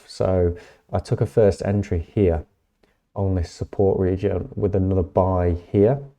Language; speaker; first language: English; native; English